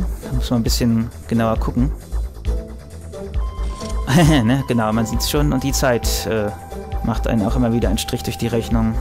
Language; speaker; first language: German; native; German